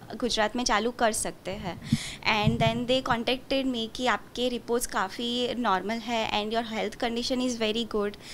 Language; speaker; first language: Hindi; non-native, local second language; Gujarati